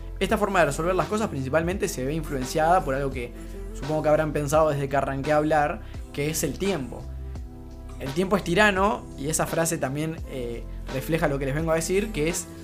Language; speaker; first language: Spanish; native; Spanish